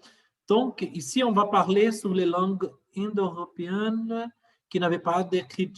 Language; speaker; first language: French; non-native, fluent; Portuguese